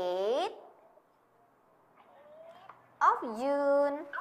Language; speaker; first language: English; non-native, learner; Indonesian